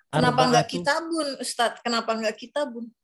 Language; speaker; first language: Indonesian; native; Indonesian